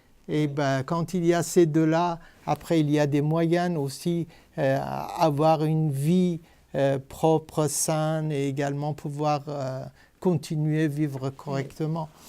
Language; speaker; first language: French; non-native, fluent; Persian